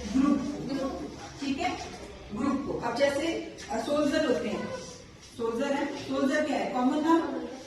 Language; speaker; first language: Hindi; native; Hindi